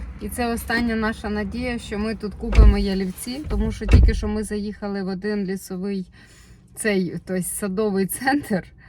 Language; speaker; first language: Ukrainian; non-native, local second language; Russian